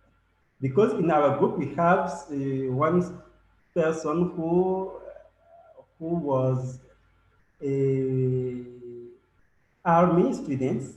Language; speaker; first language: English; non-native, learner; French